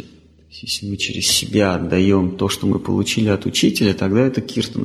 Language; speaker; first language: Russian; native; Russian